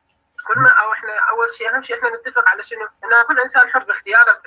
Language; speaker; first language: Arabic; native; Arabic